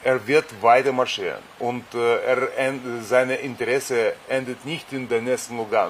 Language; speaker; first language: German; non-native, fluent; Russian